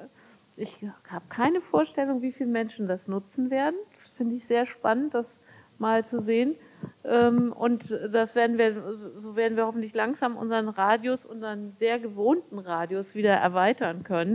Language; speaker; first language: German; native; German